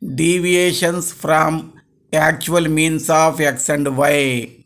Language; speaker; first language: English; non-native, local second language; Telugu